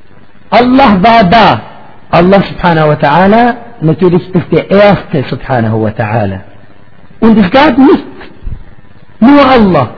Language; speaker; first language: German; non-native, fluent; Arabic